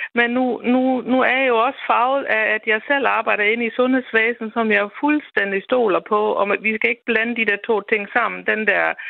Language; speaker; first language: Danish; non-native, fluent; German